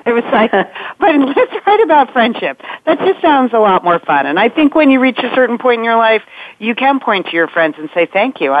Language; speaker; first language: English; native; English